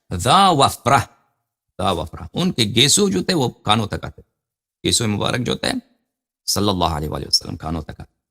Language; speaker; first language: Urdu; non-native, fluent; Persian